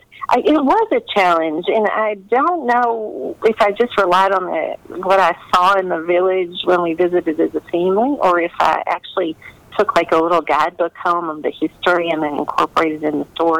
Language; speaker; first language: English; native; English